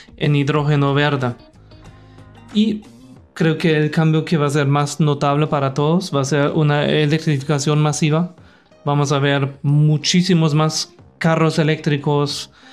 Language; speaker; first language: Spanish; non-native, fluent; German